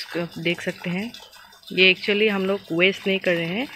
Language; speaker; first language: Hindi; non-native, local second language; Assamese